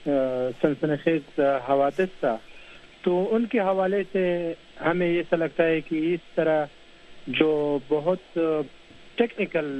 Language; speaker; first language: Hindi; non-native, fluent; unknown